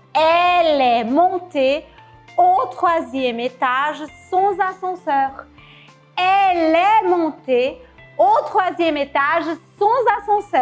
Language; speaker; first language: French; non-native, fluent; Portuguese